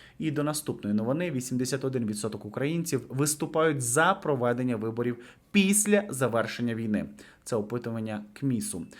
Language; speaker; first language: Ukrainian; native; Ukrainian